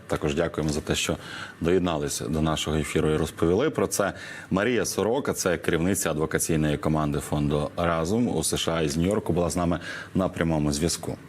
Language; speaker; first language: Ukrainian; native; Ukrainian